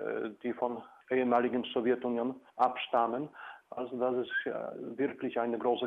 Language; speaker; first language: German; non-native, fluent; Polish